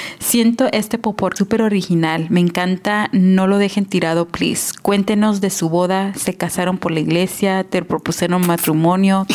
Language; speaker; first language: Spanish; early bilingual, heritage; Spanish